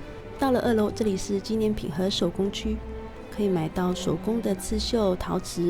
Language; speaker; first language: Chinese; native; Chinese